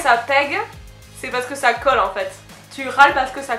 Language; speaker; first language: French; native; French